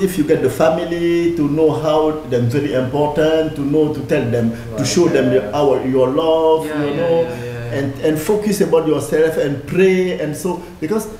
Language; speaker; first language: English; non-native, fluent; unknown